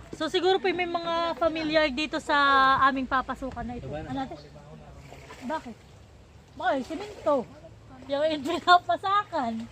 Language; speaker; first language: Filipino; native; Filipino